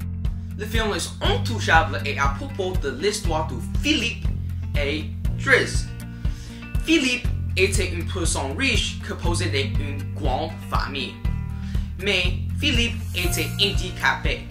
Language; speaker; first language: French; non-native, learner; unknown